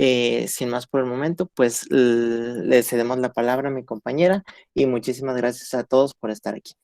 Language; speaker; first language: Spanish; native; Spanish